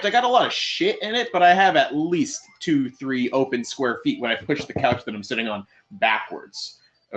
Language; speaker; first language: English; native; English